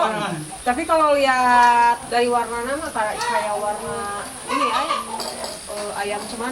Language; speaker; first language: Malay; non-native, local second language; Sundanese